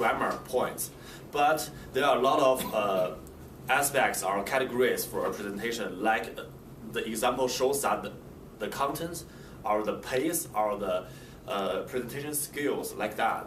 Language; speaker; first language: English; non-native, learner; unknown